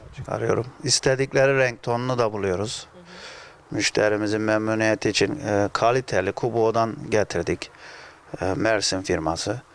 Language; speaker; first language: Turkish; native; Turkish